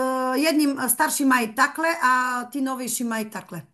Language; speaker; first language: Czech; non-native, fluent; Bulgarian